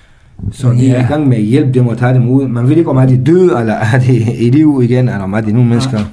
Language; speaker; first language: Danish; non-native, fluent; Kurdish